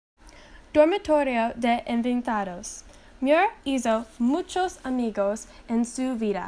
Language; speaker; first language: Spanish; non-native, learner; English